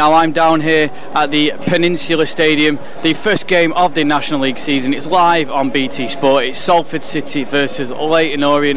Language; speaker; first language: English; native; English